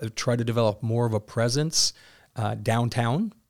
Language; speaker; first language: English; native; English